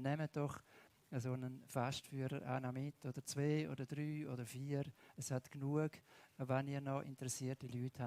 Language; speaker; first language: German; native; German